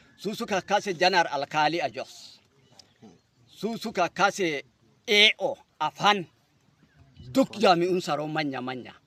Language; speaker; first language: Hausa; non-native, local second language; Fula